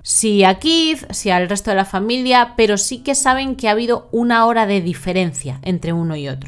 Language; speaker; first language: Spanish; native; Spanish